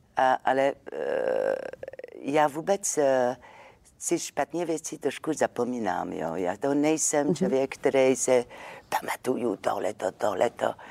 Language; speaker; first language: Czech; non-native, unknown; French